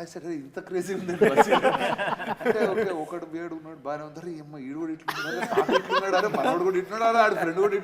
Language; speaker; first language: Telugu; native; Telugu